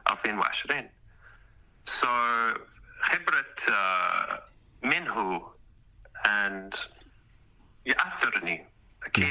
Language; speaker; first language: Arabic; non-native, learner; English